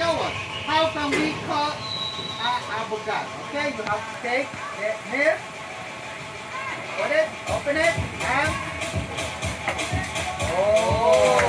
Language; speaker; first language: English; non-native, fluent; Spanish